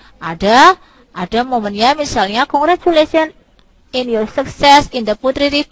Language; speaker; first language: English; non-native, local second language; Indonesian